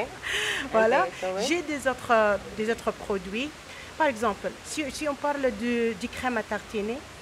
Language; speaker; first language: French; non-native, local second language; Arabic